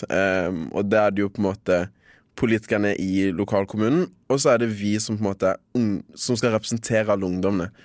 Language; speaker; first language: Norwegian; native; Norwegian